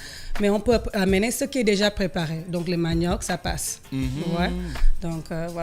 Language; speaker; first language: French; early bilingual, heritage; French